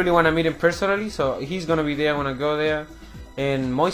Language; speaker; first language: English; non-native, fluent; Spanish